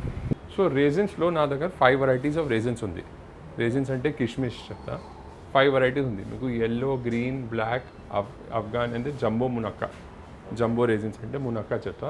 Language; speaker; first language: Telugu; non-native, local second language; Hindi